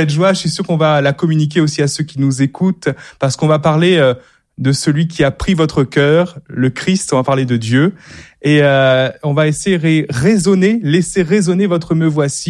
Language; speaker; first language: French; native; French